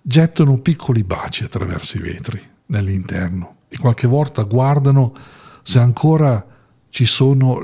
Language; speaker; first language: Italian; native; Italian